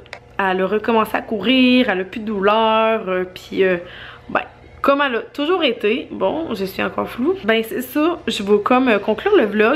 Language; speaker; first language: French; native; French